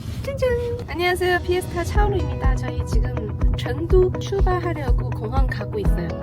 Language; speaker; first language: Korean; non-native, fluent; Chinese